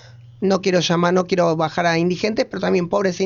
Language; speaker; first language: Spanish; native; Spanish